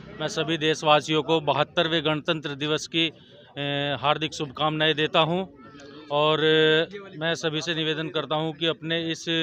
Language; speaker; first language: Hindi; native; Hindi